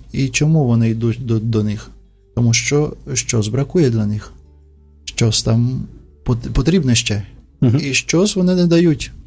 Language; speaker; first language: Ukrainian; non-native, fluent; Portuguese